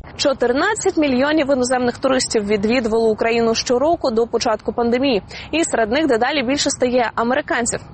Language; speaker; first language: Ukrainian; native; Ukrainian